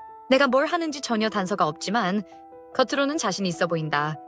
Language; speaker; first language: Korean; native; Korean